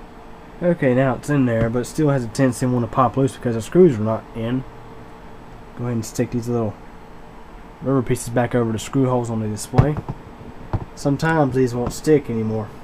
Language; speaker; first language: English; native; English